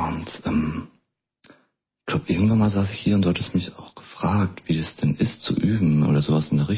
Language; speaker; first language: German; native; German